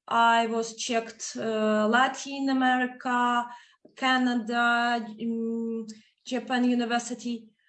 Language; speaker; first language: English; non-native, fluent; Ukrainian